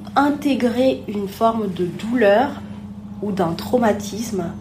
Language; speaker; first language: French; non-native, local second language; Wolof